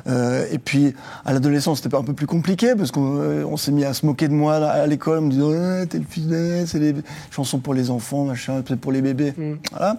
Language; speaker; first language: French; native; French